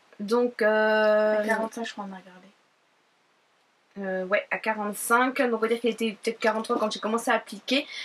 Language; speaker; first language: French; native; French